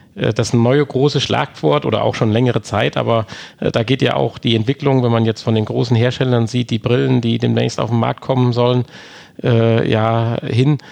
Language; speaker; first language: German; native; German